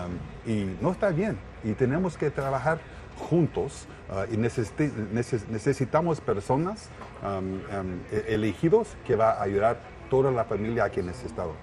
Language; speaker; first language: Spanish; non-native, learner; English